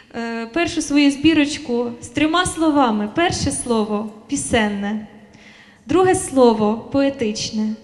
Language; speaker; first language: Ukrainian; native; Ukrainian